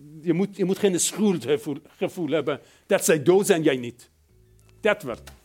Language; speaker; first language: Dutch; non-native, fluent; Persian